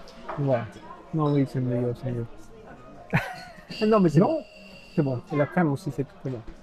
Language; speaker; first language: French; non-native, fluent; Spanish